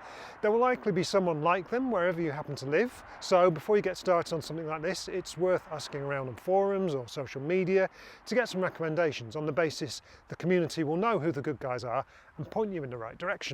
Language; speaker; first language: English; native; English